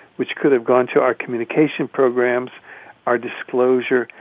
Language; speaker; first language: English; early bilingual, other home language; Spanish